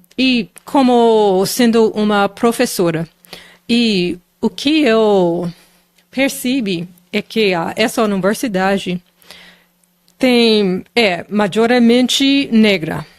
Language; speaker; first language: Portuguese; non-native, fluent; English